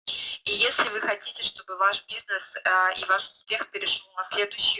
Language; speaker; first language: Russian; native; Russian